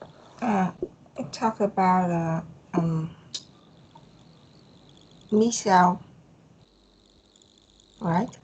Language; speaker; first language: English; non-native, learner; Vietnamese